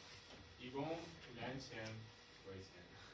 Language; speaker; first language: Chinese; non-native, learner; Somali